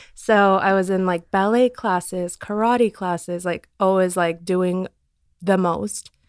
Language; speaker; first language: English; non-native, fluent; Armenian